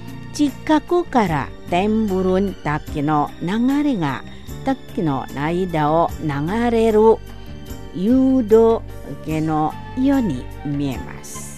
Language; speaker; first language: Japanese; non-native, fluent; Indonesian